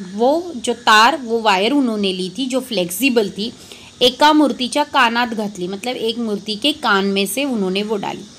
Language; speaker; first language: Hindi; non-native, local second language; Marathi